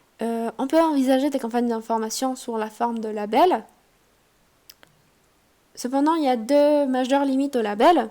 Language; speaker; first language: French; non-native, fluent; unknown